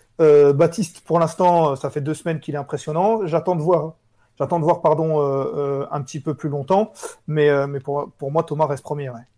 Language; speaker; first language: French; native; French